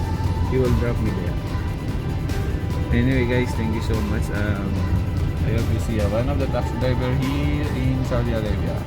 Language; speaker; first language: English; non-native, local second language; Filipino